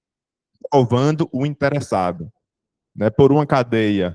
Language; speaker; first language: Portuguese; native; Portuguese